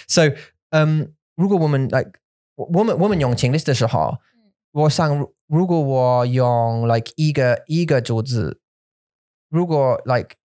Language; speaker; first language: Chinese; non-native, learner; English